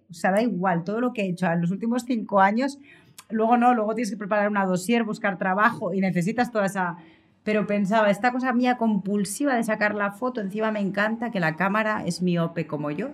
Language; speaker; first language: Spanish; native; Spanish